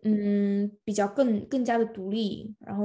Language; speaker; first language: Chinese; early bilingual, other home language; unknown